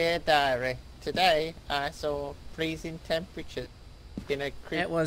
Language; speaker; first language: English; native; English